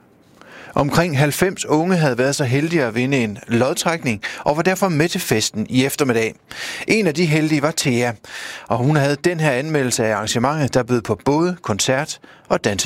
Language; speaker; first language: Danish; native; Danish